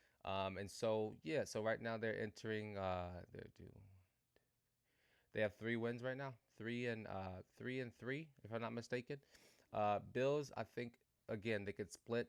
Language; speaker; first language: English; native; English